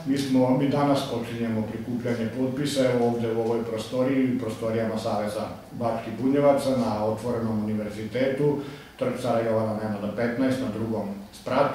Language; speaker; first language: Serbian; native; Serbian